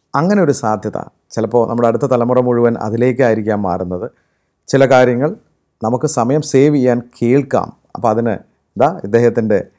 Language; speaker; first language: Malayalam; native; Malayalam